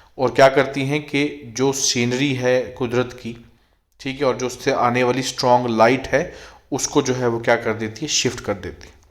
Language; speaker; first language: Urdu; native; Urdu